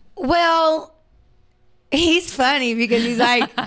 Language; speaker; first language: English; native; English